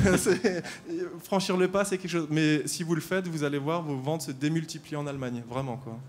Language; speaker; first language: French; native; French